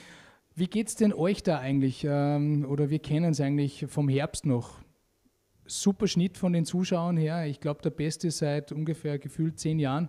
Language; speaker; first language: German; native; German